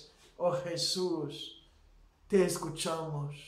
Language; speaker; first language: Spanish; non-native, fluent; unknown